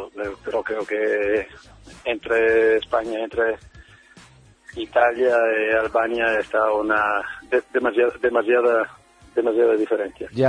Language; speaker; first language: Spanish; non-native, fluent; Italian